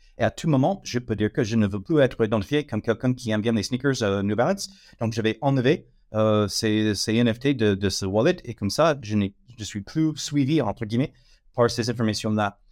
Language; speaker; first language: French; non-native, fluent; English